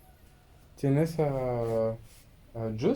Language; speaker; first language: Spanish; non-native, learner; French